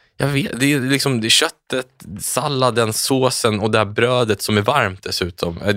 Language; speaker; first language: Swedish; native; Swedish